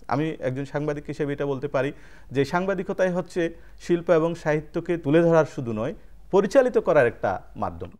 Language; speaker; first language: Bangla; native; Bangla